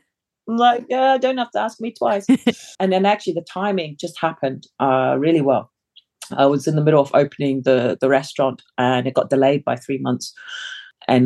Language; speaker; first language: English; early bilingual, other home language; Samoan